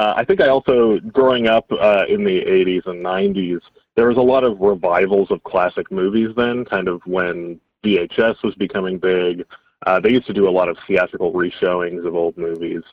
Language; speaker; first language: English; native; English